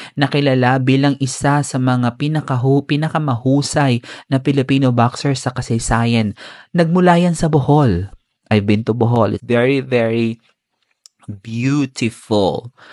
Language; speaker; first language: Filipino; non-native, local second language; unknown